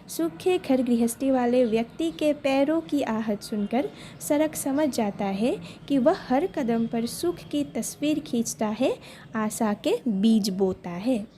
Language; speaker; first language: Hindi; non-native, local second language; Assamese